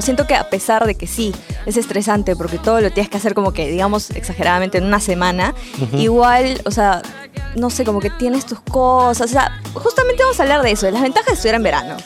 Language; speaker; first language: Spanish; native; Spanish